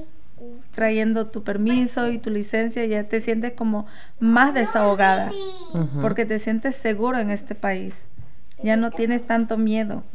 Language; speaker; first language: Spanish; native; Spanish